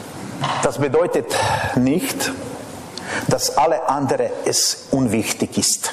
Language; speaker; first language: German; non-native, fluent; Serbian